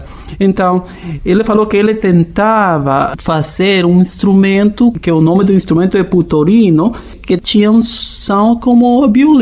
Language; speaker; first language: Portuguese; non-native, fluent; Spanish